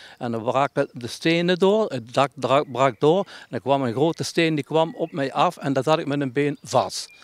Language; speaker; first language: Dutch; native; Dutch